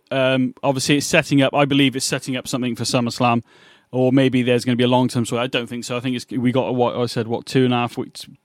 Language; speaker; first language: English; native; English